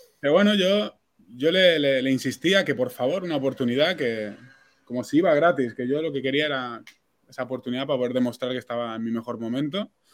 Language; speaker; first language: Spanish; non-native, local second language; Catalan